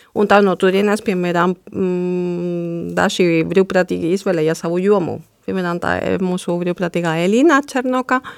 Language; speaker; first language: Latvian; non-native, fluent; Spanish